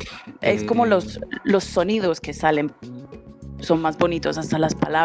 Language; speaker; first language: Spanish; early bilingual, heritage; Spanish